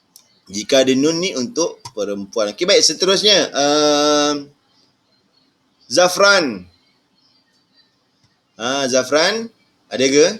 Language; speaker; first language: Malay; native; Malay